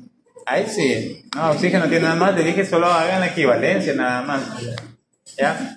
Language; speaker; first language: Spanish; native; Spanish